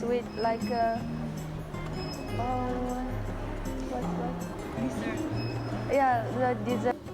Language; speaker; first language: English; non-native, fluent; Chinese